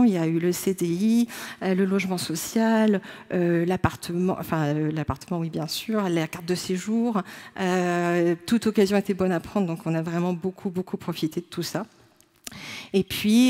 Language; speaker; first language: French; native; French